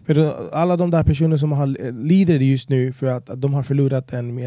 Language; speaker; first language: Swedish; non-native, fluent; Spanish